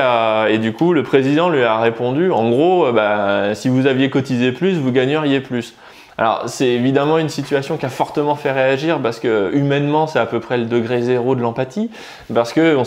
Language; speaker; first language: French; native; French